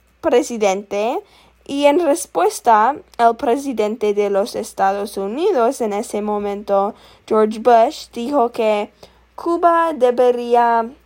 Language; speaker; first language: Spanish; non-native, learner; English